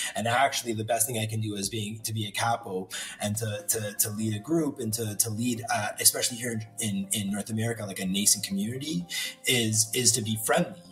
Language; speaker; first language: English; native; English